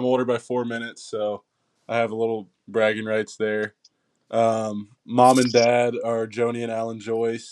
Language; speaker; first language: English; native; English